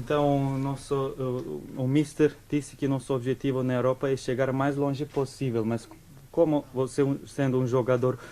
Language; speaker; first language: Portuguese; non-native, fluent; Turkish